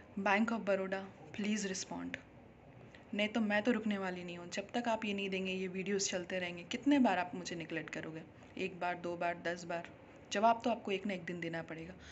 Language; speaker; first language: Hindi; native; Hindi